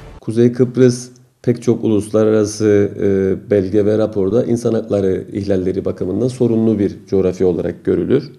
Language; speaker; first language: Turkish; native; Turkish